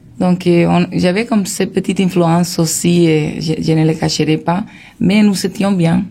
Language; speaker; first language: French; non-native, fluent; Spanish